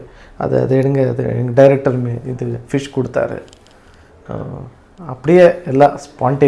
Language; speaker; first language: Tamil; non-native, learner; Kannada